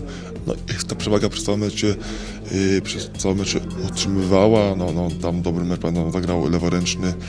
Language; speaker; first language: Polish; native; Polish